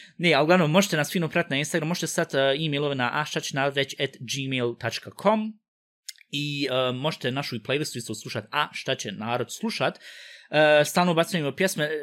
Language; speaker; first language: Bosnian; early bilingual, heritage; Bosnian